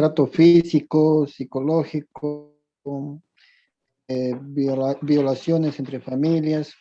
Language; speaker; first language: Spanish; native; Spanish